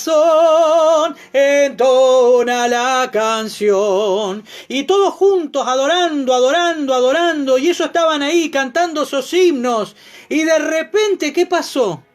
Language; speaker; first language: Spanish; native; Spanish